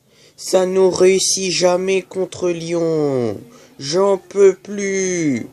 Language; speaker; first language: French; native; French